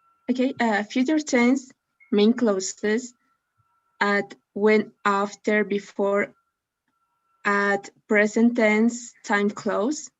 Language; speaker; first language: English; non-native, learner; Spanish